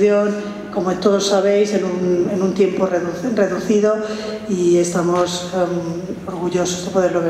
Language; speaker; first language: Spanish; native; Spanish